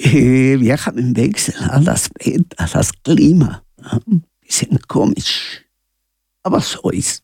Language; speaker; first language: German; non-native, learner; Spanish